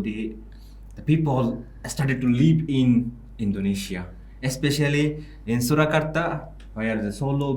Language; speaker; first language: English; non-native, local second language; Bangla